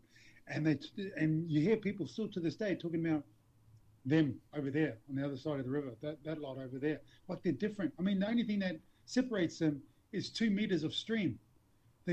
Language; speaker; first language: English; native; English